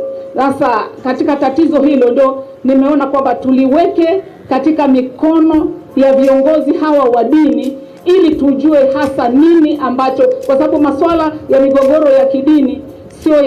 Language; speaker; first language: Swahili; native; Swahili